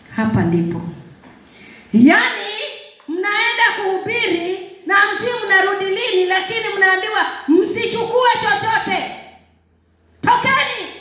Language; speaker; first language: Swahili; non-native, local second language; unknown